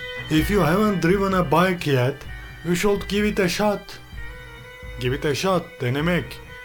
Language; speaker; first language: English; non-native, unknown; Turkish